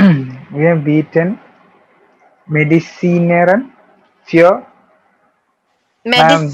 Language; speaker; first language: German; non-native, learner; Malayalam